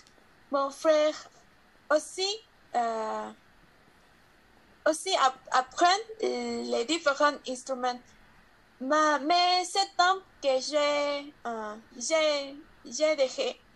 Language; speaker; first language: French; non-native, learner; Spanish